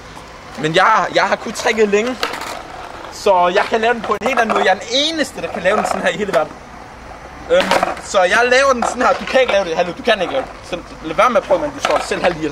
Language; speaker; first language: Danish; native; Danish